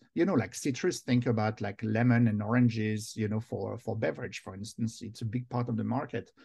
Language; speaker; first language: English; non-native, fluent; French